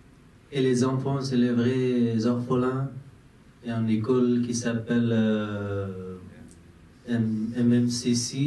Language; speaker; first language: French; non-native, fluent; Persian